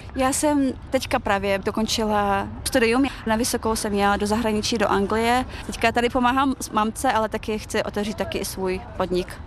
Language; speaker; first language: Czech; early bilingual, other home language; Chechen